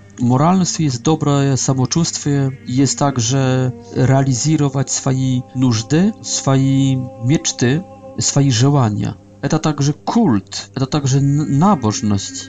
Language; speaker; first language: Polish; non-native, learner; Russian